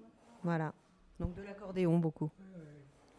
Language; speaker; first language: French; native; French